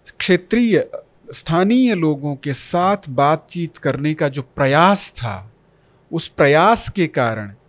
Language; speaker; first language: Hindi; non-native, local second language; Bhojpuri